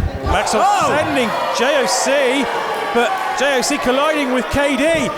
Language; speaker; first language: English; native; English